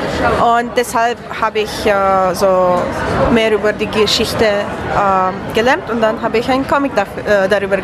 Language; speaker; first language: German; non-native, learner; Romanian